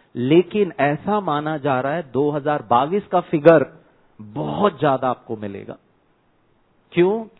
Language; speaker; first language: Hindi; non-native, local second language; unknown